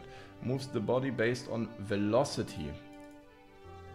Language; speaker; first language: English; non-native, fluent; German